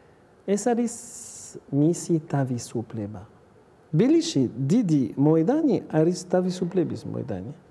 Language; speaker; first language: Georgian; non-native, learner; French